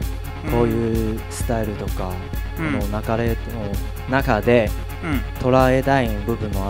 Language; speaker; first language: Japanese; non-native, fluent; Chinese